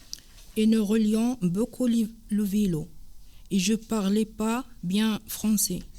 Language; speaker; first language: French; non-native, learner; Arabic